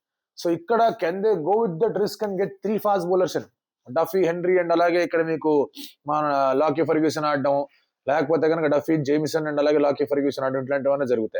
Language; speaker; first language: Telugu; native; Telugu